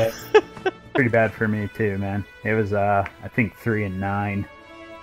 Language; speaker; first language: English; native; English